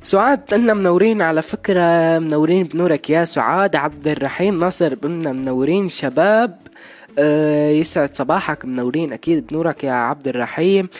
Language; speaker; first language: Arabic; native; Arabic